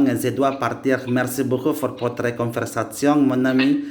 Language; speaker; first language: French; non-native, learner; Indonesian